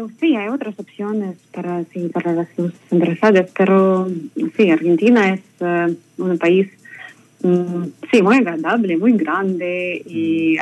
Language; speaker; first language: Spanish; non-native, learner; Russian